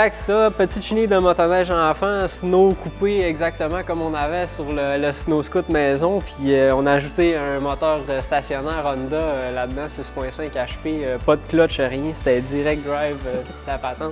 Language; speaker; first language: French; native; French